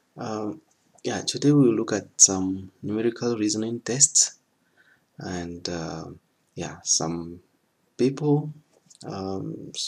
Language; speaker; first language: English; non-native, fluent; French